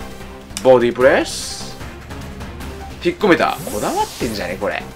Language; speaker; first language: Japanese; native; Japanese